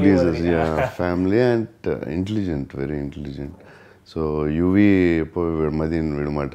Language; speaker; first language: Tamil; non-native, learner; Telugu